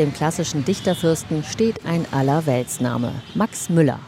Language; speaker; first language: German; native; German